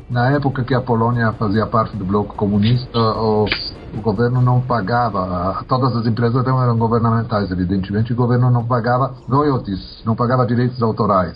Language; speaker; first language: Portuguese; early bilingual, other home language; Polish